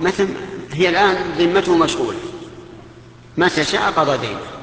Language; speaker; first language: Arabic; native; Arabic